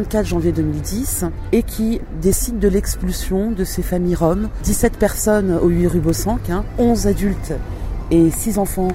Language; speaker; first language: French; native; French